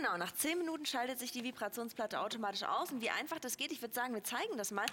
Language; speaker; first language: German; native; German